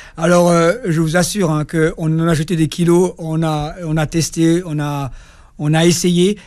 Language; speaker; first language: French; non-native, local second language; Kabyle